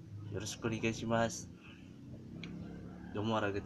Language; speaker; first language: Japanese; non-native, learner; Cebuano